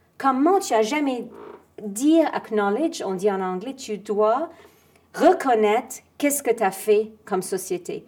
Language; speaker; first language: French; non-native, fluent; English